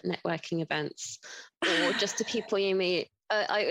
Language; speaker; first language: English; native; English